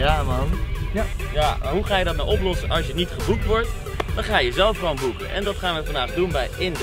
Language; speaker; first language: Dutch; native; Dutch